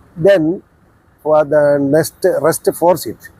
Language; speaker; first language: English; non-native, local second language; Malayalam